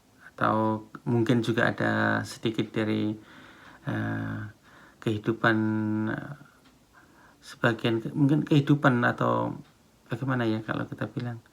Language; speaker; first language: Indonesian; non-native, local second language; Javanese